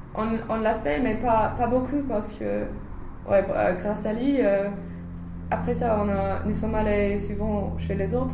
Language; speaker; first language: French; non-native, fluent; English